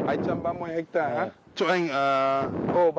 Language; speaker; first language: Vietnamese; non-native, learner; English